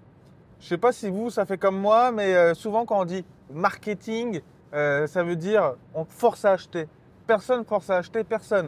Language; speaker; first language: French; native; French